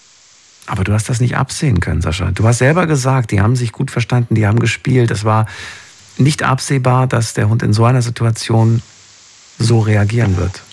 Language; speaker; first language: German; native; German